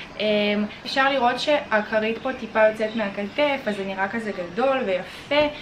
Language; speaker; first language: Hebrew; native; Hebrew